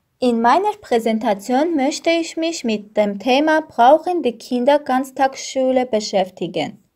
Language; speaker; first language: German; non-native, learner; Armenian